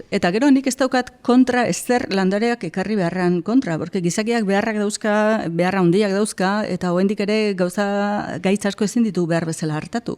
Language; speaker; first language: Basque; native; Basque